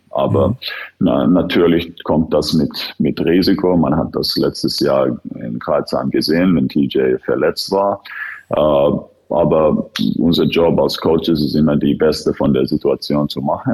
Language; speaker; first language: German; non-native, fluent; Finnish